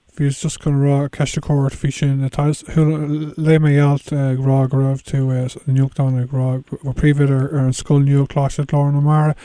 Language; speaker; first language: Irish; non-native, local second language; English